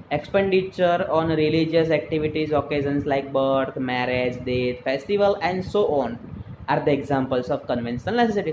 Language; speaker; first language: English; non-native, local second language; Gujarati